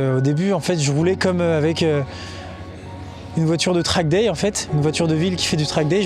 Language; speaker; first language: French; native; French